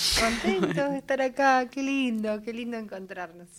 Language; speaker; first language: Spanish; native; Spanish